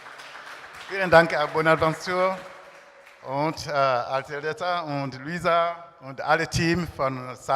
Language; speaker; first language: German; non-native, learner; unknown